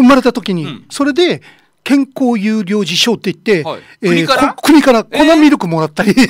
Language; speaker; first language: Japanese; native; Japanese